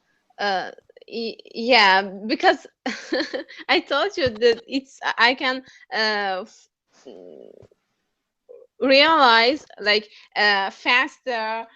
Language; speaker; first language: English; non-native, learner; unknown